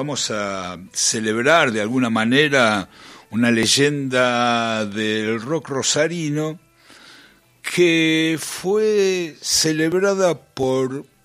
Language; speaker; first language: Spanish; native; Spanish